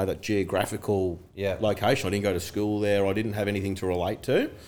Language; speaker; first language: English; native; English